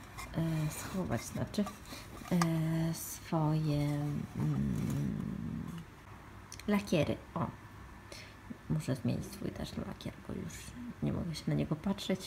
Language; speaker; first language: Polish; non-native, fluent; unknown